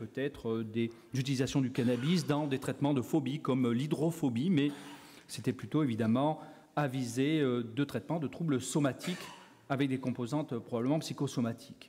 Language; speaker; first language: French; native; French